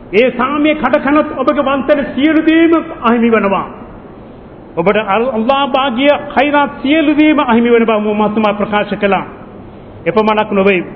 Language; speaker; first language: Sinhala; non-native, local second language; Tamil